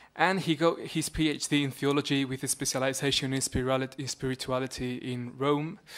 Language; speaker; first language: English; non-native, fluent; Spanish